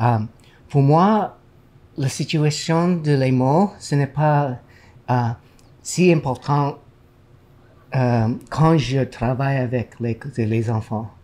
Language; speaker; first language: French; non-native, learner; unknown